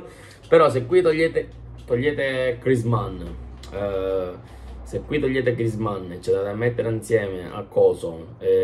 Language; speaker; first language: Italian; native; Italian